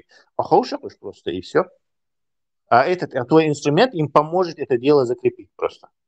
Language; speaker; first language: Russian; non-native, local second language; Chechen